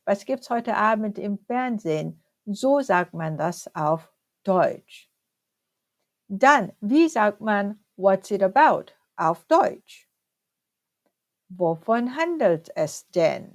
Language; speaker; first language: German; non-native, fluent; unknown